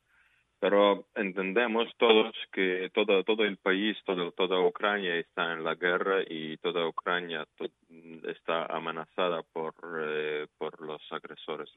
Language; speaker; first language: Spanish; non-native, fluent; Ukrainian